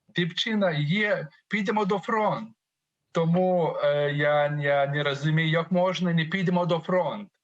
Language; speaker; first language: Ukrainian; non-native, learner; Lithuanian